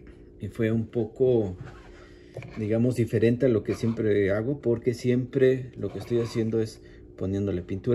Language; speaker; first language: Spanish; native; Spanish